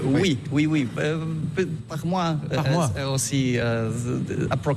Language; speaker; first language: French; non-native, learner; Polish